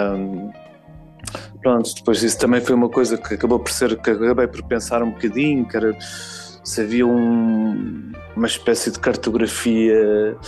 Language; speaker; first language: Portuguese; native; Portuguese